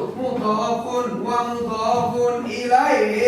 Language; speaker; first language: Arabic; non-native, learner; Indonesian